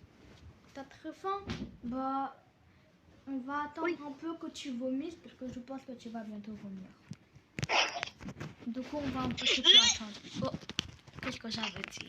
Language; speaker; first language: French; native; French